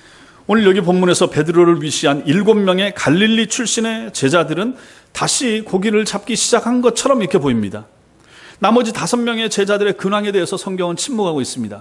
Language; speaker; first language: Korean; native; Korean